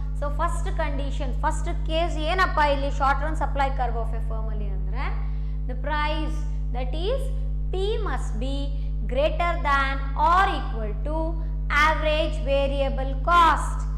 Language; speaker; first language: English; non-native, local second language; Kannada